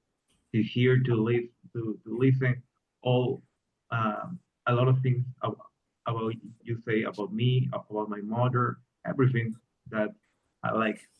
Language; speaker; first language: English; non-native, learner; Spanish